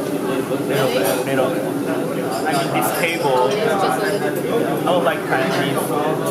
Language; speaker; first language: English; non-native, learner; Japanese